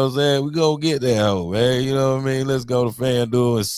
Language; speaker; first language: English; native; English